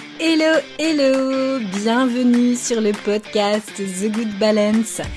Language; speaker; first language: French; native; French